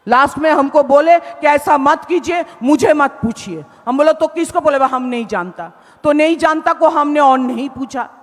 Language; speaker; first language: Hindi; non-native, local second language; Bangla